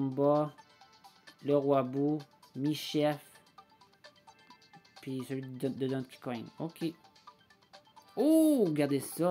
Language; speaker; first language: French; native; French